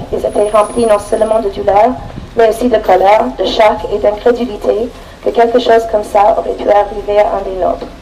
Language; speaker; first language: French; non-native, fluent; English